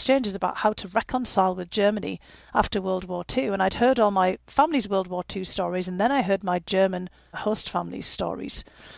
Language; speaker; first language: English; native; English